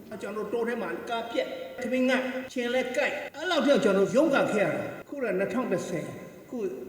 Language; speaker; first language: Burmese; non-native, local second language; Shan